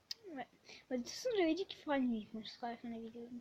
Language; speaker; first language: French; native; French